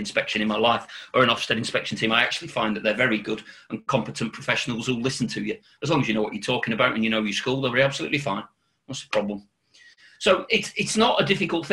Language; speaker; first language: English; native; English